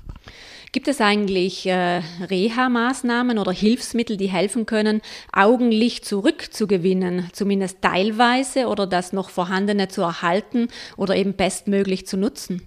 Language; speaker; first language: German; native; German